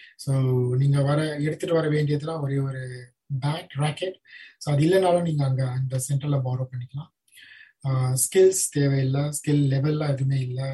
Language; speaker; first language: Tamil; native; Tamil